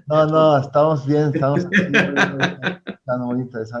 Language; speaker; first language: Spanish; native; Spanish